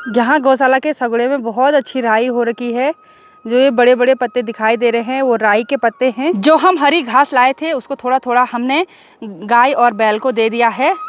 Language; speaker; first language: Hindi; non-native, local second language; Garhwali